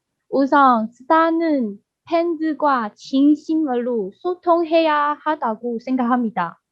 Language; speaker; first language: Korean; non-native, learner; Chinese